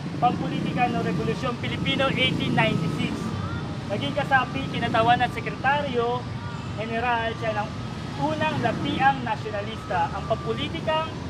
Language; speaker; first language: Filipino; native; Filipino